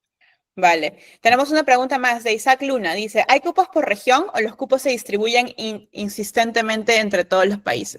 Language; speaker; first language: Spanish; native; Spanish